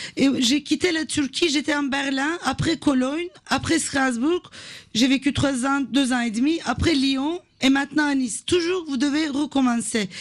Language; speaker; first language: French; non-native, fluent; Turkish